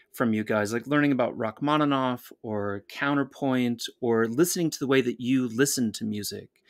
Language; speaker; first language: English; native; English